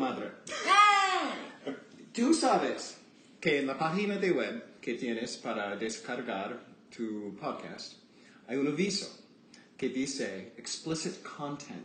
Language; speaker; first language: Spanish; non-native, learner; English